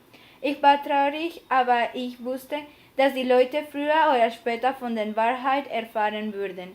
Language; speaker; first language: German; non-native, learner; Spanish